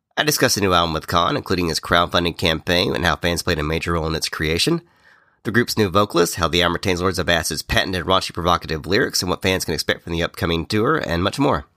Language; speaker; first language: English; native; English